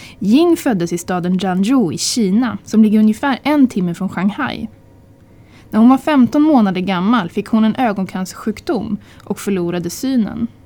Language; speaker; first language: Swedish; native; Swedish